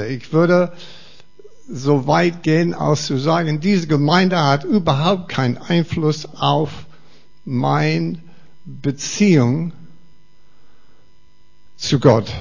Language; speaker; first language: German; non-native, fluent; English